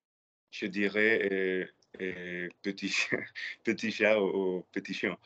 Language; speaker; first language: French; non-native, learner; Spanish